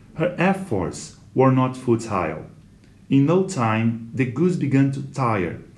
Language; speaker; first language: English; non-native, fluent; Portuguese